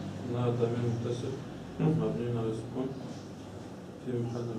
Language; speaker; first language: Arabic; non-native, learner; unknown